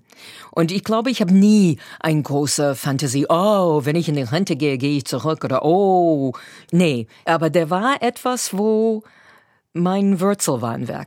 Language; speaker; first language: German; non-native, fluent; English